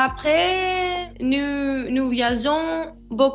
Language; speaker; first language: French; non-native, learner; Greek